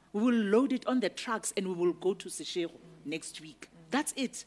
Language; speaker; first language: English; non-native, local second language; Northern Sotho